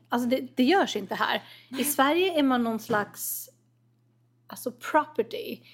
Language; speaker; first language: Swedish; native; Swedish